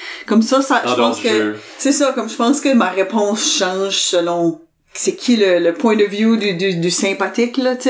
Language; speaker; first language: French; native; French